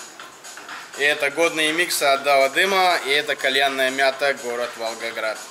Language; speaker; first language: Russian; native; Russian